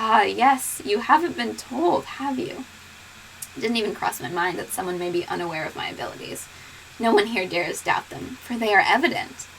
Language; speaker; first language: English; native; English